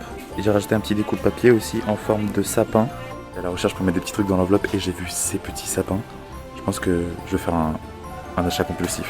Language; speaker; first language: French; native; French